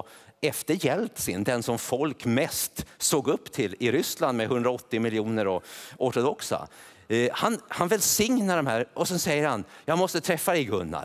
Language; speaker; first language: Swedish; native; Swedish